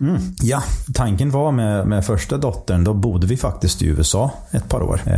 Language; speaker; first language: Swedish; non-native, fluent; English